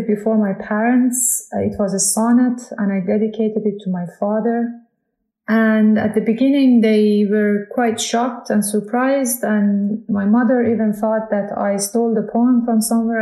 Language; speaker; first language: English; non-native, fluent; Persian